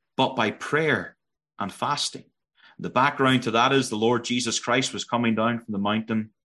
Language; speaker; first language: English; native; English